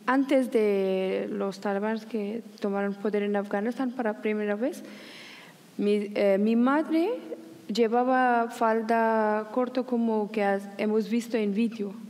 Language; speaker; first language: Spanish; non-native, learner; Persian